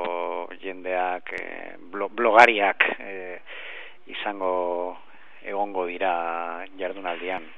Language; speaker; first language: Basque; non-native, learner; Spanish